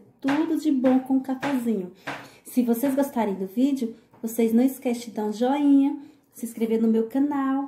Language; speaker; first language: Portuguese; native; Portuguese